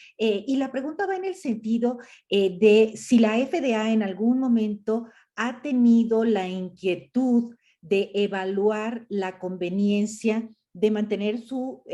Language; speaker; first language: Spanish; native; Spanish